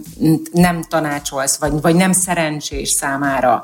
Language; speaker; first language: Hungarian; native; Hungarian